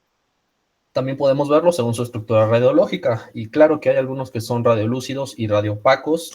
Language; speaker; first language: Spanish; native; Spanish